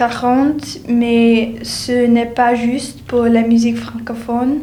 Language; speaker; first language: French; non-native, learner; English